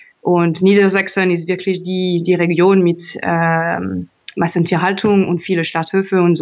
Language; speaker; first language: German; non-native, learner; French